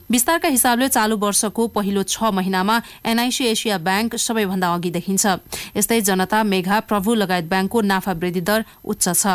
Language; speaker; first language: Nepali; native; Nepali